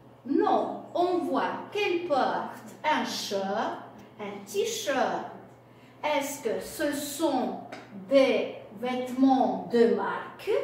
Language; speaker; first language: French; non-native, fluent; Russian